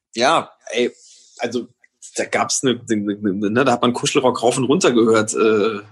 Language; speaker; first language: German; native; German